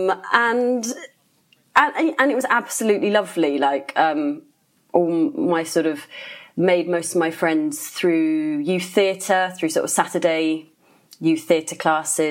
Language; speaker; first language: English; native; English